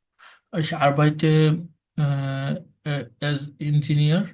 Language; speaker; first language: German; non-native, learner; Bangla